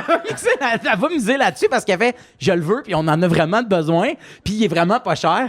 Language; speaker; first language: French; native; French